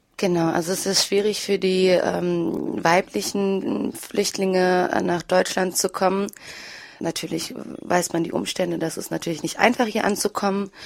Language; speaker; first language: German; early bilingual, other home language; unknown